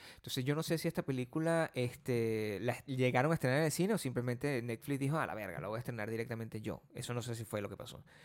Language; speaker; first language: Spanish; native; Spanish